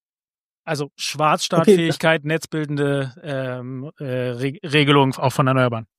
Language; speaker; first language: German; native; German